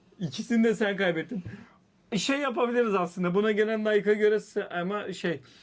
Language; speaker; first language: Turkish; native; Turkish